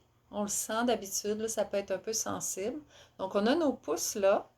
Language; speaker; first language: French; native; French